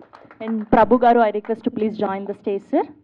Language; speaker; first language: Telugu; native; Telugu